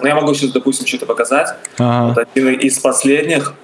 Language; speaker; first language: Russian; non-native, local second language; Latvian